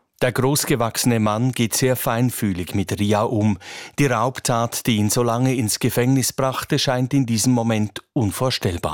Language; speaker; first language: German; native; German